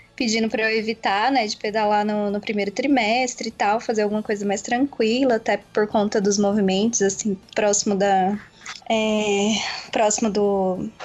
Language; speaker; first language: Portuguese; native; Portuguese